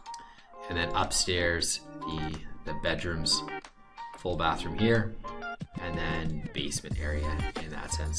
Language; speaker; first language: English; native; English